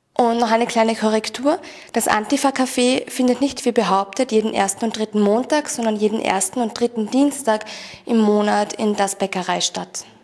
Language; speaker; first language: German; native; German